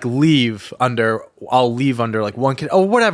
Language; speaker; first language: English; native; English